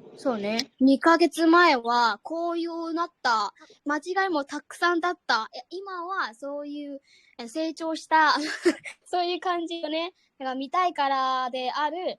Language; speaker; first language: Japanese; non-native, learner; Burmese